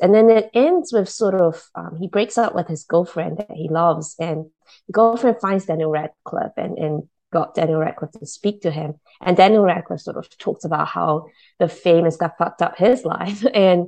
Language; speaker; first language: English; non-native, local second language; Chinese